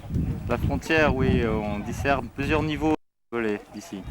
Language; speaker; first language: French; native; French